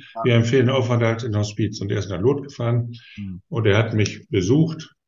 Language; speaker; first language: German; native; German